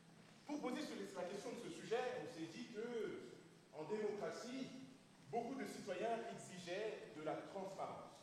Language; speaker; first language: French; native; French